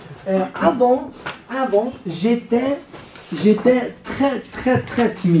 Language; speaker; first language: French; non-native, fluent; Kurdish